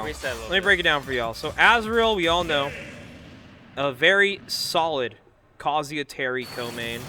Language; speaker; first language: English; native; English